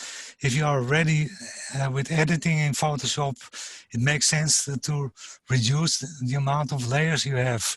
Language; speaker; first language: English; non-native, fluent; German